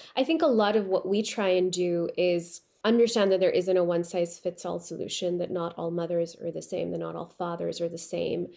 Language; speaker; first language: English; non-native, local second language; Urdu